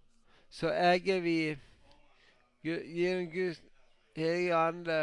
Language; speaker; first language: Swedish; non-native, local second language; Finnish